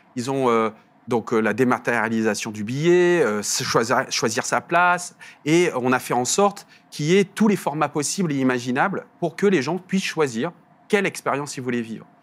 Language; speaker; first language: French; native; French